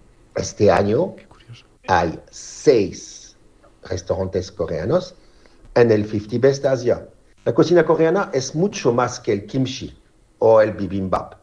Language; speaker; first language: Spanish; non-native, fluent; French